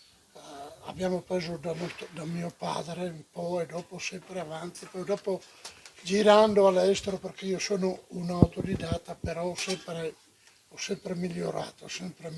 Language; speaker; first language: Italian; non-native, local second language; Friulian